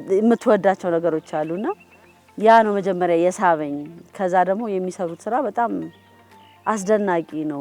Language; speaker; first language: Amharic; native; Amharic